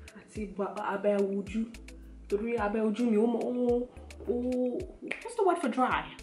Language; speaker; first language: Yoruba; early bilingual, heritage; Yoruba